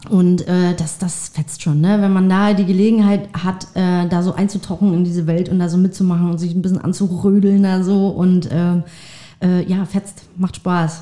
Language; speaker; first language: German; native; German